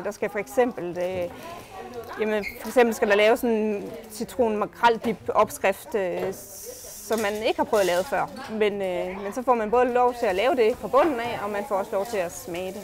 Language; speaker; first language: Danish; native; Danish